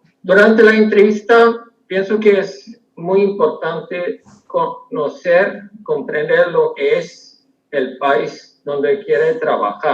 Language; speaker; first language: Spanish; non-native, fluent; Swedish